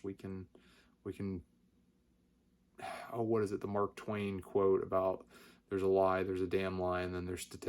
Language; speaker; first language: English; native; English